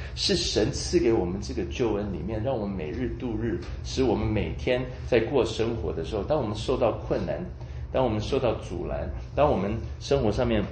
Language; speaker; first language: Chinese; native; Chinese